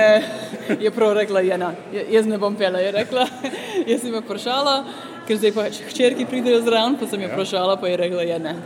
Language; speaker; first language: Slovenian; early bilingual, heritage; Slovenian